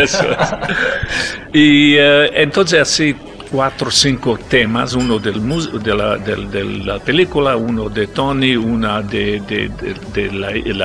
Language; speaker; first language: Spanish; non-native, learner; Italian